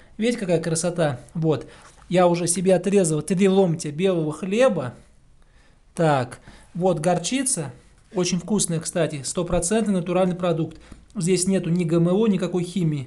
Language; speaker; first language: Russian; native; Russian